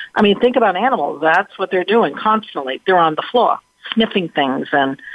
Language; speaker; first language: English; native; English